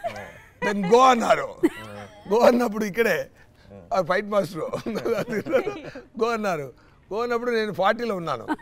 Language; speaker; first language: Telugu; non-native, learner; Tamil